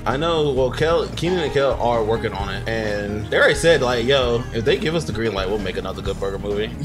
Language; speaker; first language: English; native; English